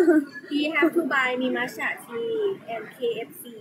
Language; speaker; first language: English; non-native, learner; Chinese